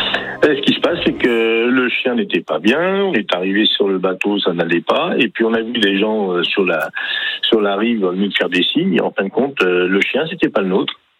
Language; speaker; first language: French; native; French